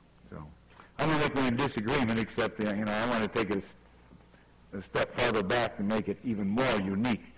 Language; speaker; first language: English; native; English